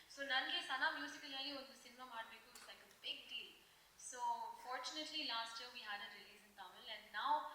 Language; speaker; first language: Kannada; non-native, local second language; Tamil